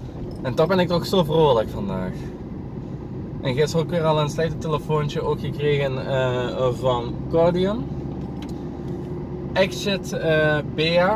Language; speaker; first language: Dutch; native; Dutch